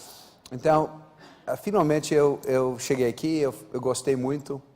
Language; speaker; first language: Portuguese; non-native, fluent; English